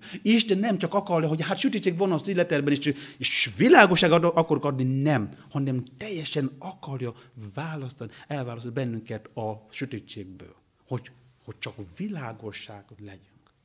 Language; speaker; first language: Hungarian; non-native, learner; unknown